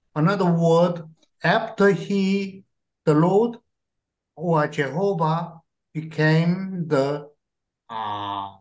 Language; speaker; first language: English; non-native, learner; Korean